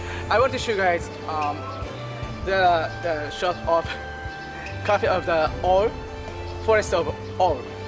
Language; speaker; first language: English; non-native, learner; Japanese